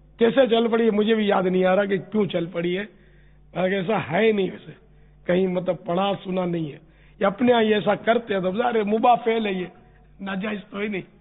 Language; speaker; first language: Urdu; non-native, local second language; Memoni